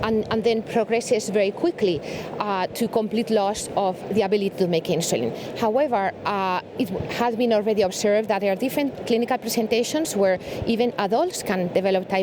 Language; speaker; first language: English; non-native, fluent; Spanish